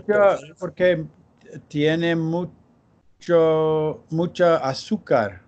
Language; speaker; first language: Spanish; non-native, learner; English